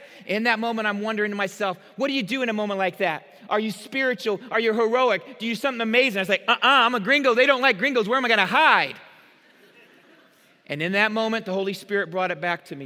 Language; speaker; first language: English; native; English